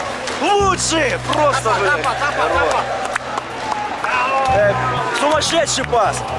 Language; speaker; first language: Russian; native; Russian